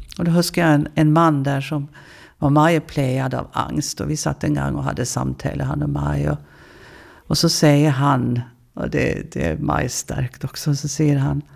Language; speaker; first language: Swedish; native; Swedish